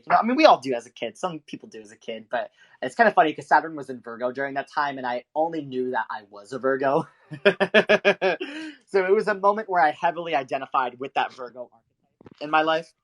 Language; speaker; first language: English; native; English